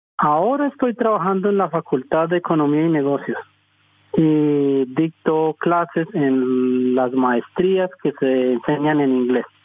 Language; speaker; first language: Spanish; native; Spanish